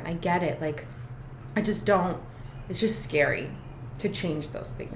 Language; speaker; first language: English; native; English